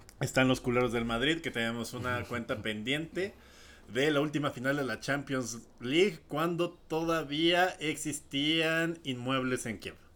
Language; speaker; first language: Spanish; native; Spanish